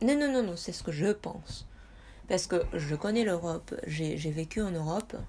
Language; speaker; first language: French; non-native, fluent; Japanese